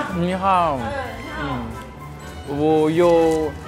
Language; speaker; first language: Chinese; non-native, learner; French